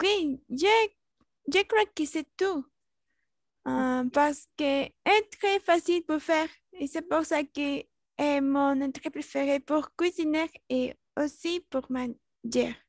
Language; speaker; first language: French; non-native, learner; Spanish